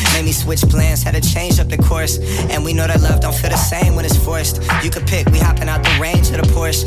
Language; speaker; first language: English; early bilingual, other home language; Spanish